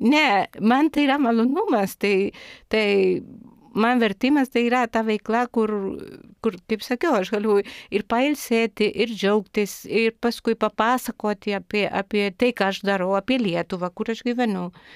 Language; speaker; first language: Lithuanian; non-native, fluent; Spanish